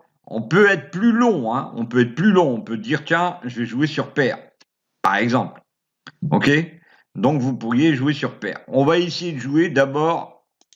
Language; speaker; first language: French; native; French